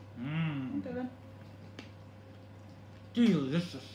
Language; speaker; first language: English; native; English